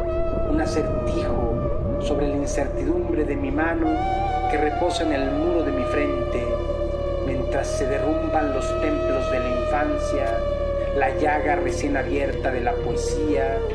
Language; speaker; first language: Spanish; native; Spanish